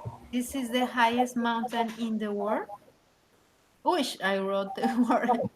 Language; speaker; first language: English; non-native, learner; Spanish